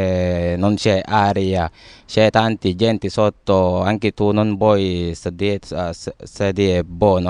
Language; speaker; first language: Italian; non-native, learner; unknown